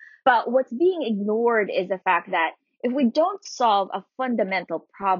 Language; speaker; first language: English; non-native, local second language; Filipino